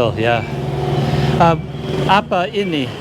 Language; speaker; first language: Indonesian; non-native, learner; English